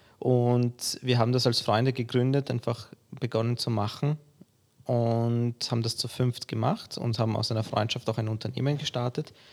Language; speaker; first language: German; early bilingual, other home language; Polish